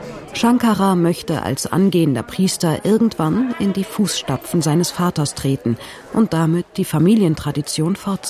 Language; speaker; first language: German; native; German